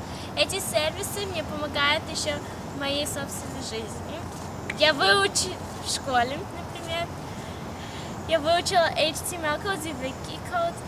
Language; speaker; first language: Russian; early bilingual, heritage; Russian